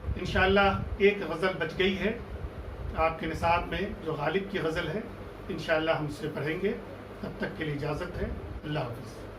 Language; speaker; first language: Urdu; native; Urdu